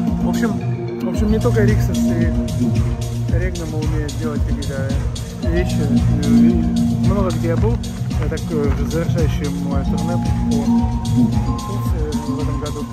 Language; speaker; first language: Russian; native; Russian